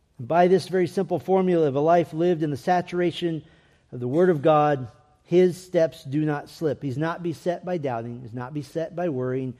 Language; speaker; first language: English; native; English